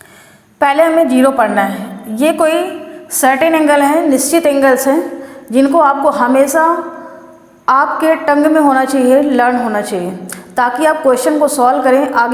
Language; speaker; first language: Hindi; native; Hindi